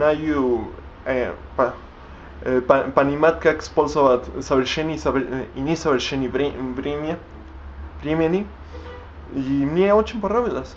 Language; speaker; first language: Russian; non-native, learner; Spanish